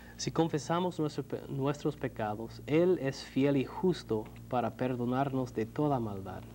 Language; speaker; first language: Spanish; non-native, fluent; English